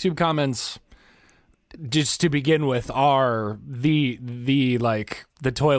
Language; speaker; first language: English; native; English